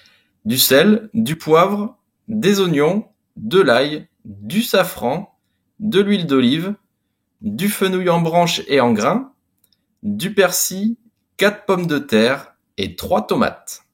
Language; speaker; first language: French; native; French